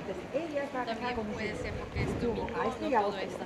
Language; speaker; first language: Spanish; non-native, learner; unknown